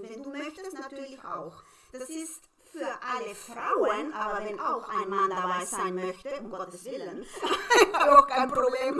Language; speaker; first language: German; non-native, fluent; Spanish